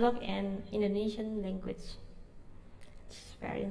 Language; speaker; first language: English; non-native, learner; Indonesian